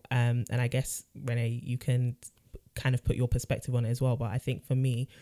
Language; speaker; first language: English; native; English